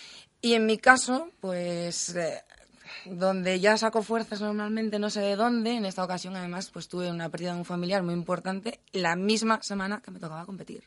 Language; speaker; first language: Spanish; native; Spanish